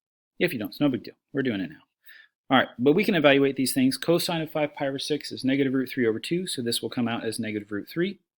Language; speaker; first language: English; native; English